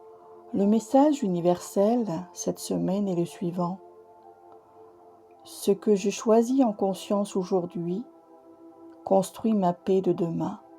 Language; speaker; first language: French; native; French